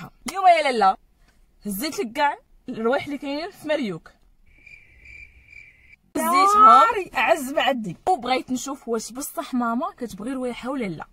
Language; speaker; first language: Arabic; native; Arabic